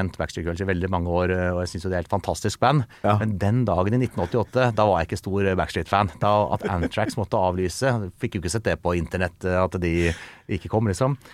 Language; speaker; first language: Norwegian; native; Norwegian